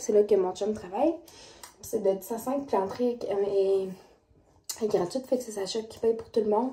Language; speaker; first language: French; native; French